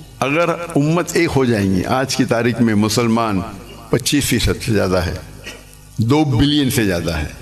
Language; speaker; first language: Urdu; non-native, local second language; English